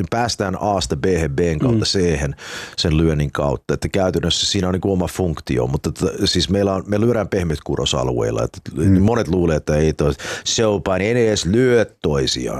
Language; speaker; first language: Finnish; early bilingual, heritage; Finnish